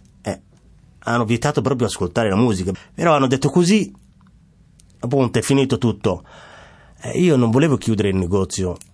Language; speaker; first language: Italian; non-native, fluent; Somali